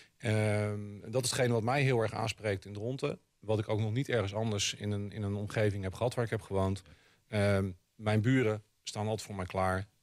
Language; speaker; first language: Dutch; native; Dutch